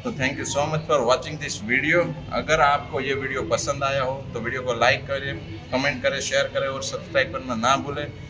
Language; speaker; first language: Hindi; non-native, local second language; Gujarati